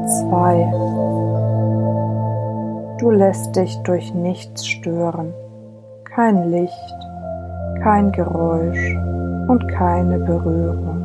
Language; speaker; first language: German; native; German